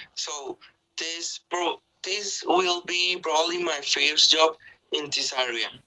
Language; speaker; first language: English; non-native, learner; Spanish